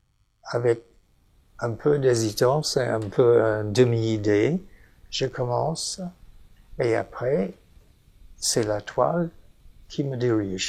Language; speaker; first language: French; non-native, fluent; English